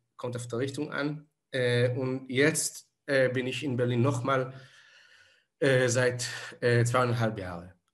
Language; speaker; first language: German; non-native, fluent; Hebrew